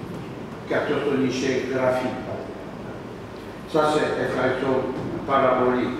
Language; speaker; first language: Greek; non-native, learner; French